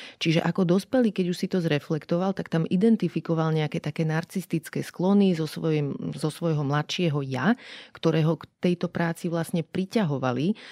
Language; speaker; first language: Slovak; native; Slovak